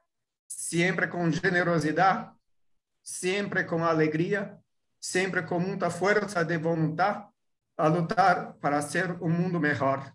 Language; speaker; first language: Portuguese; non-native, fluent; Spanish